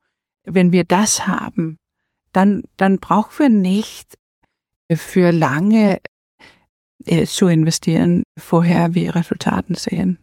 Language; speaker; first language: German; non-native, learner; Danish